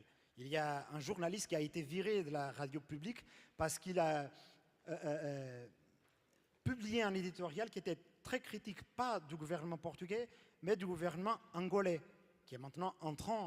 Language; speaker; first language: French; non-native, fluent; Portuguese